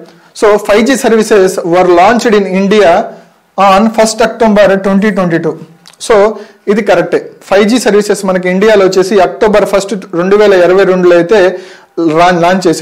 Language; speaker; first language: Telugu; native; Telugu